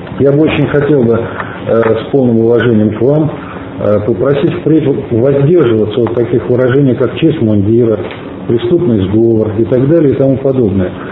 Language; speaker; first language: Russian; native; Russian